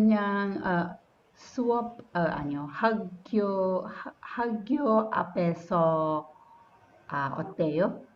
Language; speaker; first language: Korean; non-native, learner; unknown